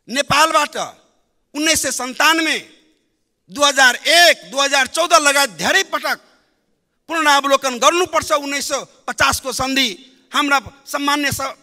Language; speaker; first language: Nepali; non-native, local second language; Maithili